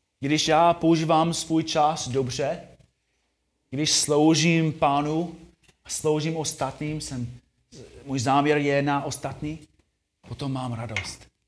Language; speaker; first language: Czech; non-native, fluent; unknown